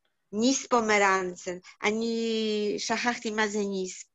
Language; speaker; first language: Hebrew; non-native, learner; Yiddish